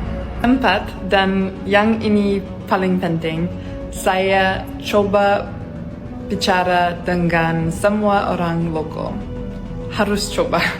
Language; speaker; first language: Indonesian; non-native, learner; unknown